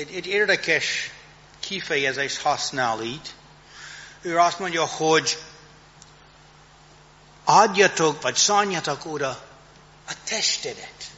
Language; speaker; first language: Hungarian; non-native, fluent; English